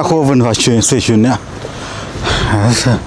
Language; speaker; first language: German; non-native, learner; Sinhala